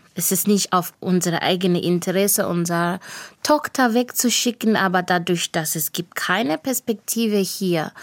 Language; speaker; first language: German; non-native, fluent; Shona